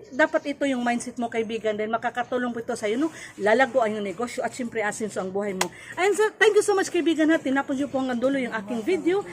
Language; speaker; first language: Filipino; non-native, local second language; Cebuano